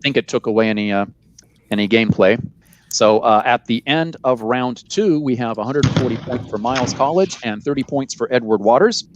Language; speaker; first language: English; native; English